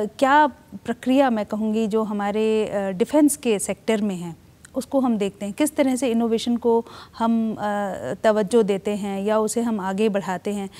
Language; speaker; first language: Hindi; native; Hindi